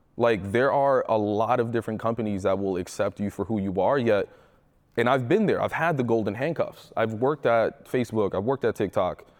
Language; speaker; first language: English; early bilingual, other home language; Spanish